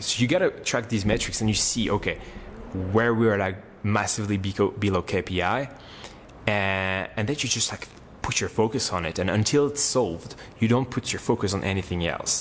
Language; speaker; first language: English; non-native, fluent; French